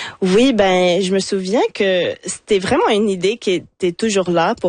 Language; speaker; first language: French; native; French